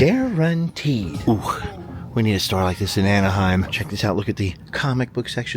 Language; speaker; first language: English; native; English